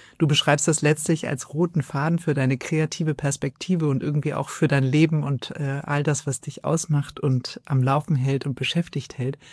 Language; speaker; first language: German; native; German